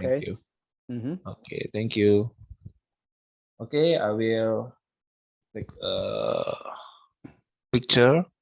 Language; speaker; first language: English; non-native, local second language; Indonesian